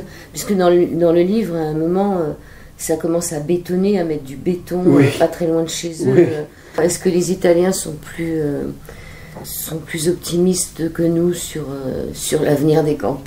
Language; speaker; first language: French; native; French